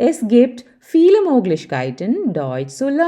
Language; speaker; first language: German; non-native, fluent; Malayalam